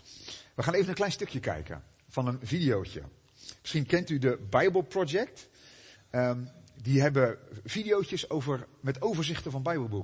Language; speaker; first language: Dutch; native; Dutch